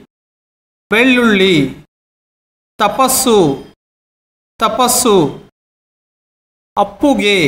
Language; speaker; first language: Kannada; native; Kannada